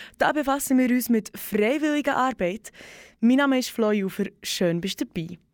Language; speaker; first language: German; native; German